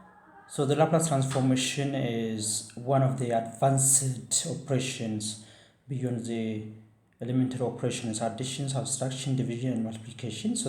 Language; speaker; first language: English; non-native, fluent; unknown